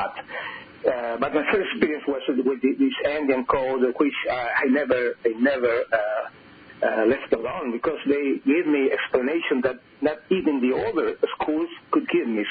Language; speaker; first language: English; non-native, fluent; Spanish